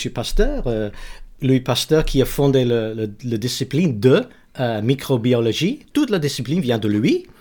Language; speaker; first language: French; non-native, learner; English